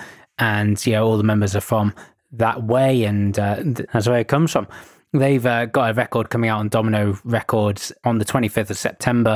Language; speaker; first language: English; native; English